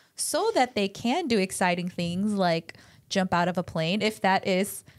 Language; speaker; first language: English; early bilingual, other home language; Korean